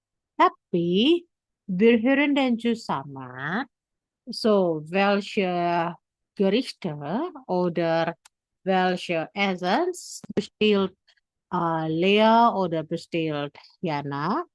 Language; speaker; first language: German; non-native, fluent; Indonesian